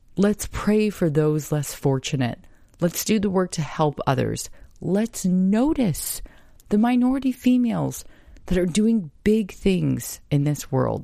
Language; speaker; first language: English; native; English